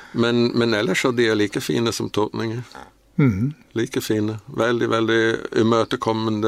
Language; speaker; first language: Norwegian; non-native, fluent; English